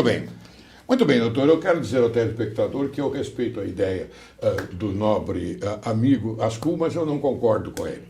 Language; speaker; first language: Portuguese; native; Portuguese